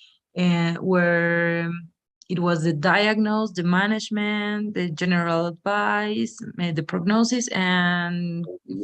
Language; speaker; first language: English; non-native, fluent; Spanish